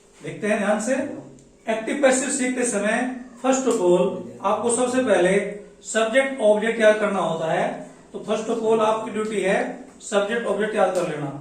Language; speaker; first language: Hindi; native; Hindi